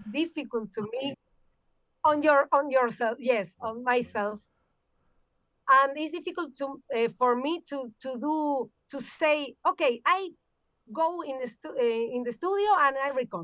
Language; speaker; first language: English; non-native, learner; Spanish